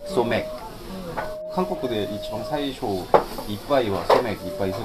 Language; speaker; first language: Japanese; non-native, fluent; Korean